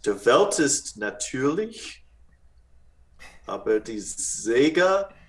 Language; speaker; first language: German; non-native, learner; English